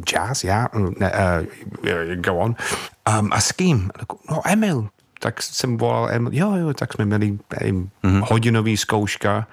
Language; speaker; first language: Czech; non-native, fluent; English